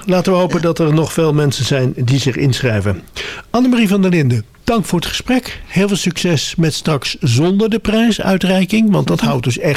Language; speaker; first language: Dutch; native; Dutch